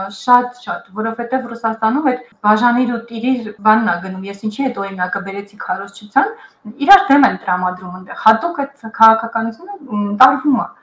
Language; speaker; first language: Armenian; early bilingual, heritage; Armenian